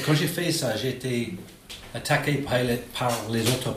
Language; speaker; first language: French; non-native, learner; English